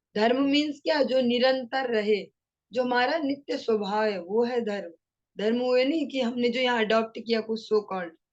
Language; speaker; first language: Hindi; non-native, local second language; Bangla